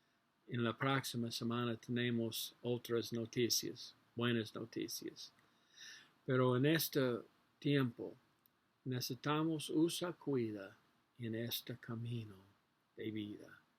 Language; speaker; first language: Spanish; non-native, learner; English